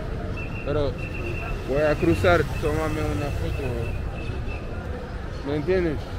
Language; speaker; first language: Spanish; non-native, learner; English